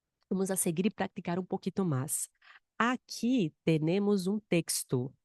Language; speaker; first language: Portuguese; non-native, fluent; Spanish